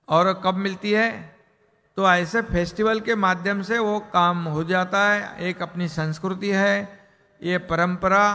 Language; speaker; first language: Hindi; non-native, local second language; Marathi